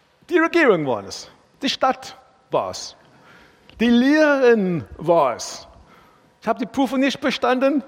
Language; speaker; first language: German; non-native, fluent; English